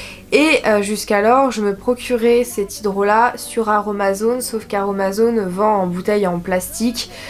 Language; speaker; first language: French; native; French